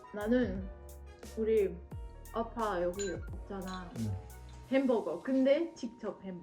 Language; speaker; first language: Korean; non-native, learner; Dutch